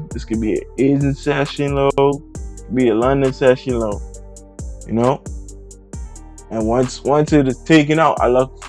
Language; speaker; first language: English; native; English